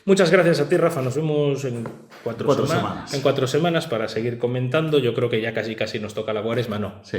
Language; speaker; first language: Spanish; native; Spanish